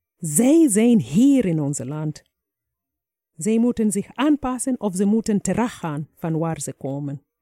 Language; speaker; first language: Dutch; non-native, fluent; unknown